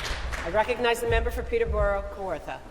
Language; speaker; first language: English; native; English